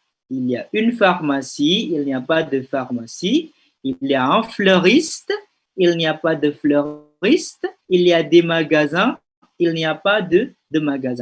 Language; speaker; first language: French; non-native, fluent; Indonesian